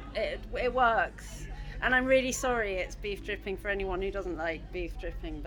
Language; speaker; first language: English; native; English